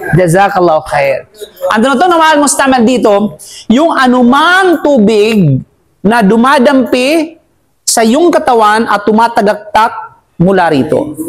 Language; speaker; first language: Filipino; native; Filipino